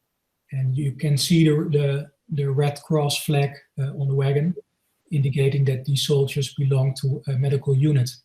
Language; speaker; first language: English; non-native, fluent; Dutch